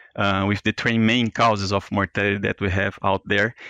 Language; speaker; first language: English; non-native, fluent; Portuguese